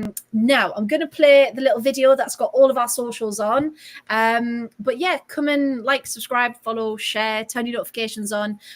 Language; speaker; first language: English; native; English